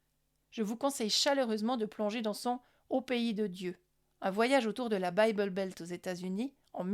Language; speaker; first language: French; native; French